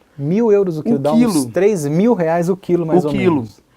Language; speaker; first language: Portuguese; native; Portuguese